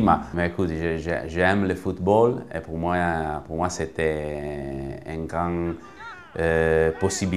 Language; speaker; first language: French; non-native, fluent; Italian